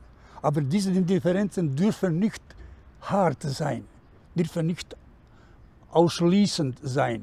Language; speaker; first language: German; non-native, fluent; Bosnian